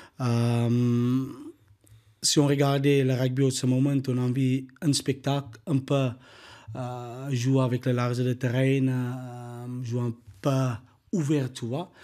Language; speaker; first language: French; non-native, learner; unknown